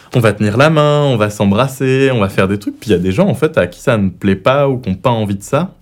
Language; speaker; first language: French; native; French